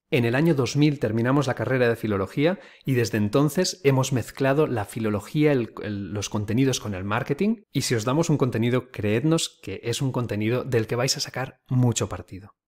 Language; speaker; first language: Spanish; native; Spanish